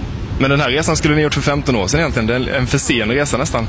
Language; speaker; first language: Swedish; native; Swedish